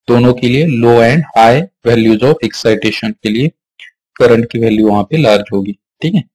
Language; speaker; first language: Hindi; non-native, local second language; Marathi